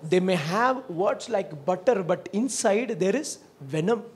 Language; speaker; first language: English; non-native, local second language; Tamil